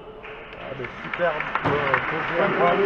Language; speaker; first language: French; native; French